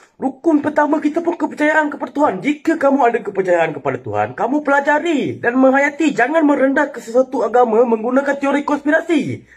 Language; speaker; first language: Malay; non-native, local second language; Tamil